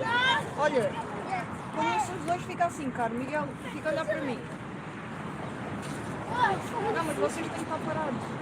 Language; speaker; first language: Portuguese; native; Portuguese